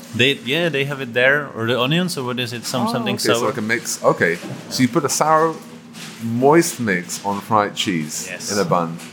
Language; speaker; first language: English; non-native, fluent; Czech